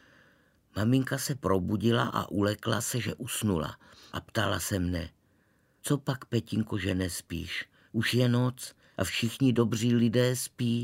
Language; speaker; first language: Czech; native; Czech